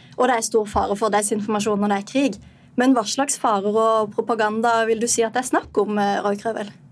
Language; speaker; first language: Norwegian; native; Norwegian